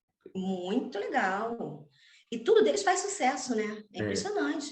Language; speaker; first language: Portuguese; native; Portuguese